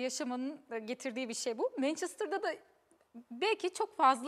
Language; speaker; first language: Turkish; native; Turkish